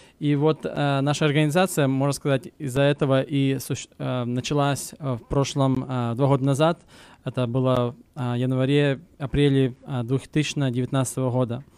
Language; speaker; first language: Russian; early bilingual, heritage; Russian